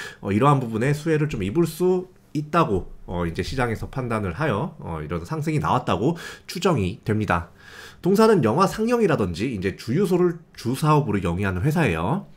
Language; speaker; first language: Korean; native; Korean